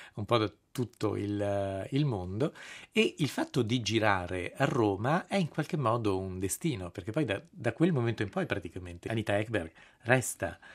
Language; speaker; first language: Italian; native; Italian